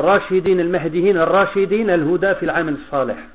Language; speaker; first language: Arabic; non-native, fluent; French